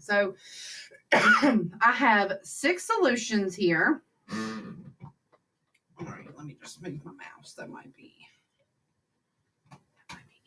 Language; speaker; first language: English; native; English